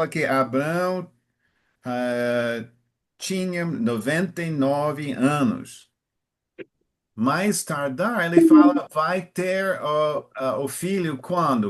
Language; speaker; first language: Portuguese; non-native, fluent; English